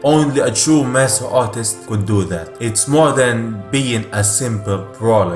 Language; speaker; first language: English; non-native, fluent; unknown